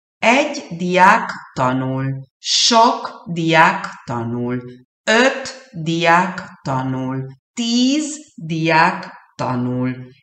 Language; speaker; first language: Hungarian; early bilingual, heritage; Hungarian